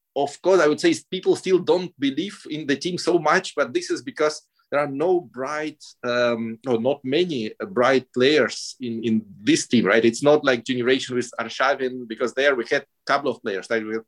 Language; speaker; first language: English; non-native, fluent; Russian